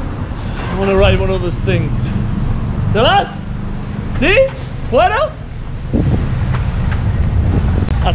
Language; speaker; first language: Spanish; non-native, learner; English